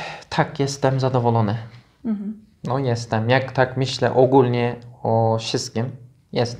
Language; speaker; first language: Polish; non-native, learner; Turkish